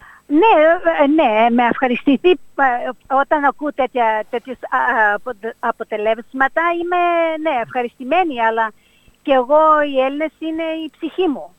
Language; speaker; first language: Greek; early bilingual, heritage; Greek